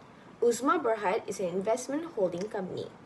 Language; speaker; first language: English; non-native, local second language; Malay